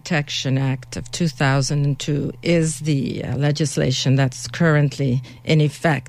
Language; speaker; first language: English; native; English